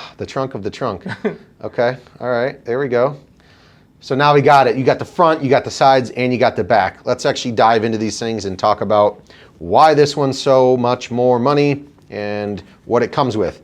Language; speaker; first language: English; native; English